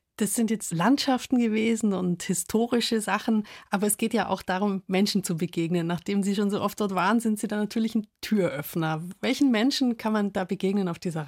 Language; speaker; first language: German; native; German